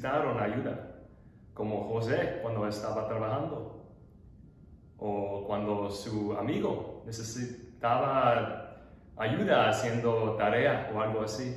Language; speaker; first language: Spanish; non-native, learner; English